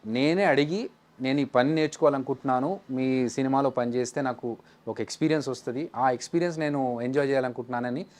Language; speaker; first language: Telugu; native; Telugu